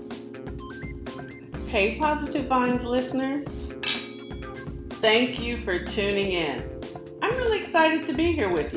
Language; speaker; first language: English; native; English